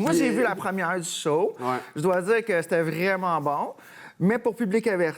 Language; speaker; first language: French; native; French